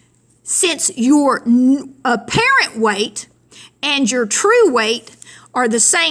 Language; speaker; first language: English; native; English